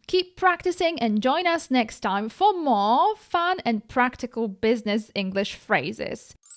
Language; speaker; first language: English; non-native, fluent; Polish